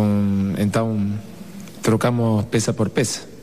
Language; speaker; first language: Portuguese; non-native, fluent; Spanish